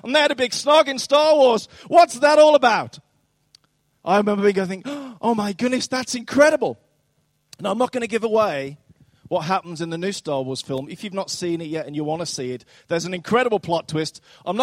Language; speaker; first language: English; native; English